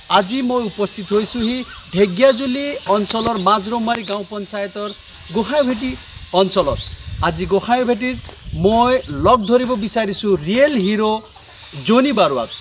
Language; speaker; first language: Assamese; non-native, local second language; Nepali